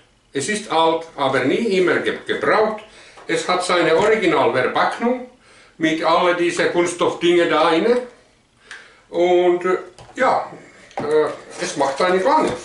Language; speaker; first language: German; non-native, learner; Finnish